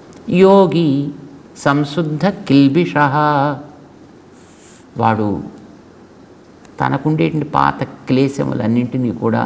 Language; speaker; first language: Telugu; native; Telugu